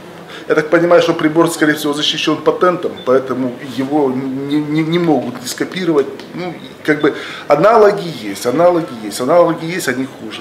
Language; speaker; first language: Russian; native; Russian